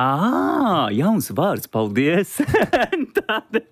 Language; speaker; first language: Latvian; non-native, learner; Japanese